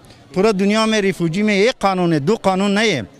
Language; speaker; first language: Hindi; non-native, learner; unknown